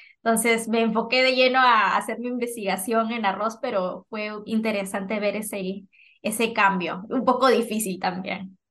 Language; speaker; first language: Spanish; native; Spanish